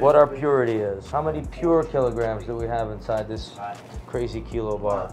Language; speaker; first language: English; early bilingual, other home language; Russian